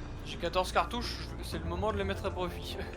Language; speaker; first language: French; native; French